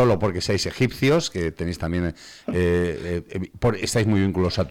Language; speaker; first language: Spanish; native; Spanish